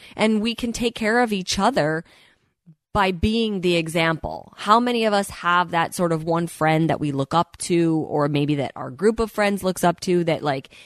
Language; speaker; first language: English; native; English